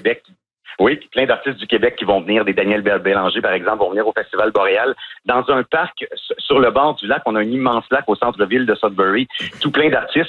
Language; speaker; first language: French; native; French